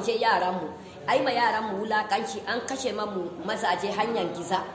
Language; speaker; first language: Hausa; non-native, local second language; Fula